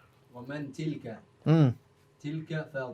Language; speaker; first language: Arabic; non-native, learner; English